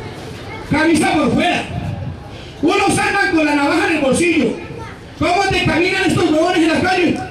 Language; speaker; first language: Spanish; native; Spanish